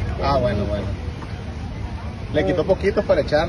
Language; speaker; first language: Spanish; native; Spanish